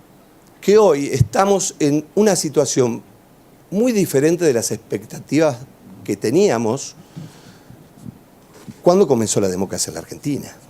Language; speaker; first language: Spanish; native; Spanish